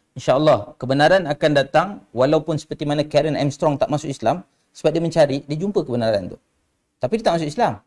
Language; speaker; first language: Malay; native; Malay